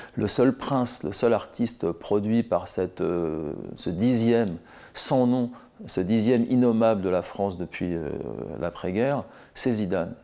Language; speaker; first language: French; native; French